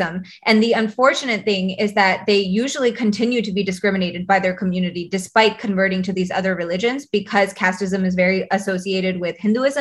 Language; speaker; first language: English; native; English